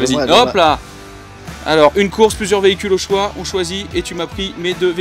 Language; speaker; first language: French; native; French